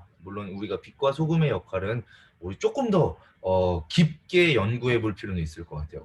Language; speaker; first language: Korean; native; Korean